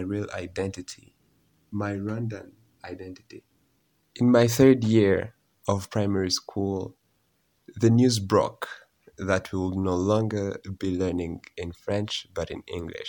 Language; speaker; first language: English; non-native, local second language; Kinyarwanda